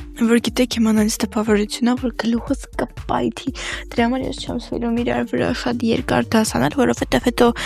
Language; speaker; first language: Armenian; early bilingual, heritage; Armenian